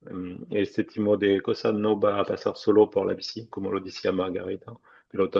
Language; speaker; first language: Spanish; non-native, fluent; French